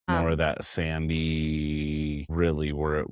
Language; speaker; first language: English; native; English